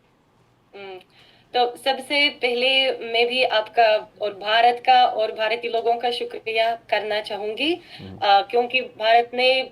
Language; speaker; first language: Hindi; non-native, fluent; Russian